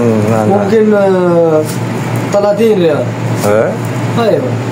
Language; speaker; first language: Arabic; non-native, learner; Hindi